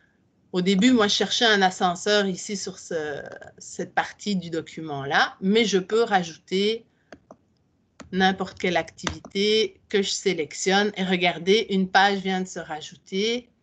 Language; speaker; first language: French; native; French